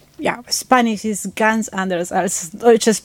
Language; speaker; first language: German; non-native, fluent; Spanish